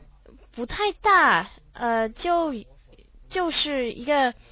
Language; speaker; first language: Chinese; non-native, learner; English